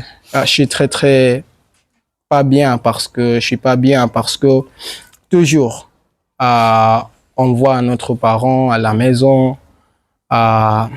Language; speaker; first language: French; non-native, learner; Swahili